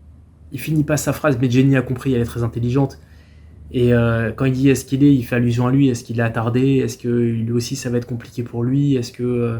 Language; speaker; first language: French; native; French